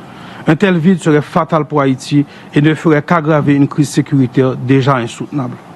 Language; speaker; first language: French; non-native, local second language; Haitian Creole